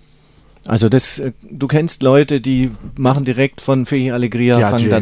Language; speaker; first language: German; native; German